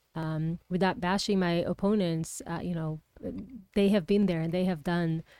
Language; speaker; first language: English; non-native, fluent; Hebrew